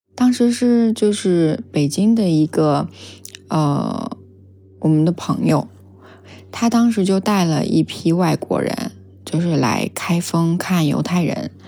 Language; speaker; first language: Chinese; native; Chinese